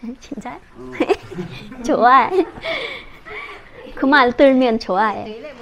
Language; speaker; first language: Korean; non-native, learner; Vietnamese